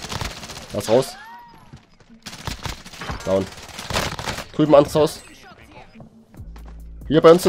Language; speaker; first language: German; native; German